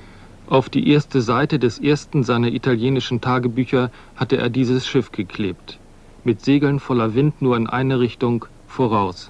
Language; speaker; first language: German; native; German